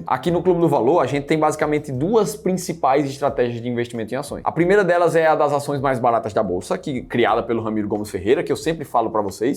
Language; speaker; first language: Portuguese; native; Portuguese